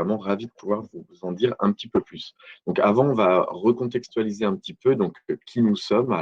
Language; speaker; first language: French; native; French